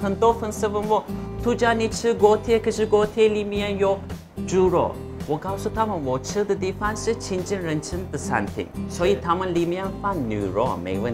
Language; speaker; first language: Chinese; non-native, fluent; Turkish